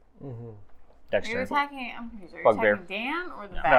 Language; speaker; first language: English; native; English